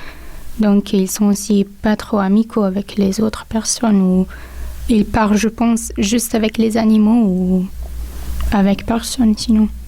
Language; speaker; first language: French; non-native, local second language; Italian